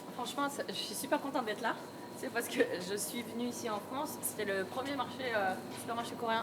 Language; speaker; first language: French; early bilingual, other home language; Korean